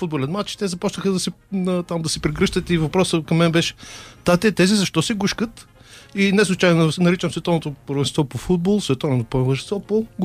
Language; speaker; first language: Bulgarian; native; Bulgarian